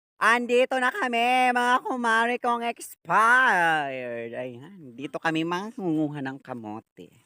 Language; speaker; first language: Filipino; non-native, local second language; Hiligaynon